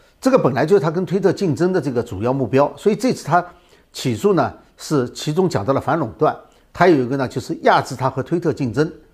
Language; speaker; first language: Chinese; native; Chinese